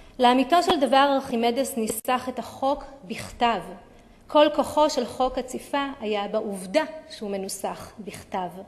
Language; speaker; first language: Hebrew; native; Hebrew